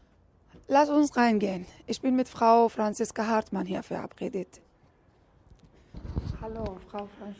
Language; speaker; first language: German; non-native, fluent; Pashto